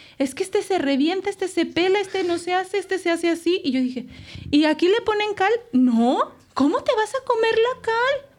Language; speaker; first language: Spanish; native; Spanish